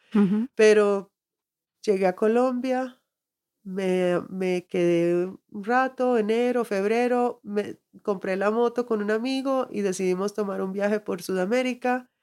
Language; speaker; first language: Spanish; early bilingual, heritage; Spanish